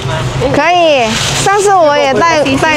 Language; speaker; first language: Chinese; non-native, fluent; Indonesian